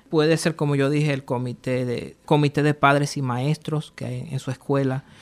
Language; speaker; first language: Spanish; early bilingual, heritage; Spanish